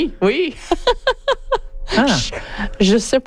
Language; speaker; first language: French; non-native, learner; English